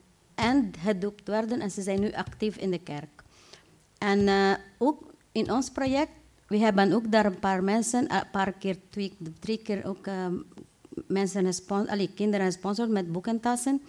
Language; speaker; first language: Dutch; non-native, fluent; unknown